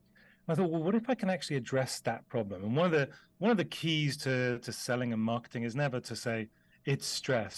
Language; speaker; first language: English; native; English